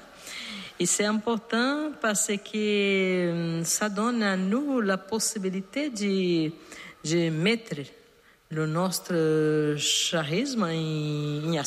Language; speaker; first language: French; non-native, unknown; Portuguese